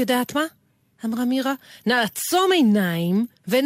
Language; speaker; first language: Hebrew; native; Hebrew